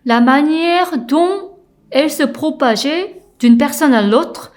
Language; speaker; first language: French; non-native, fluent; Korean